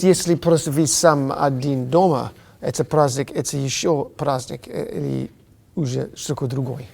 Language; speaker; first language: Russian; non-native, fluent; English